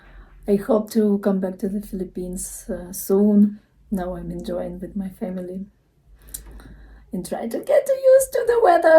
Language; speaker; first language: English; non-native, fluent; Russian